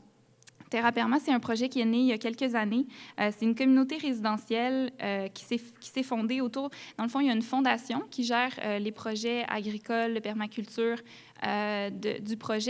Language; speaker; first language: French; native; French